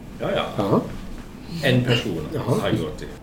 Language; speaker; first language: Swedish; non-native, fluent; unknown